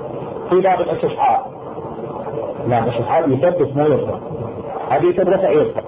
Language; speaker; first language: Arabic; native; Arabic